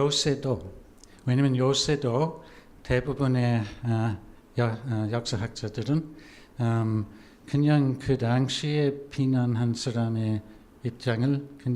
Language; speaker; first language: Korean; non-native, fluent; English